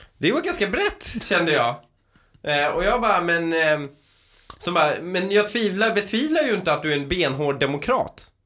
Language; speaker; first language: Swedish; early bilingual, other home language; Persian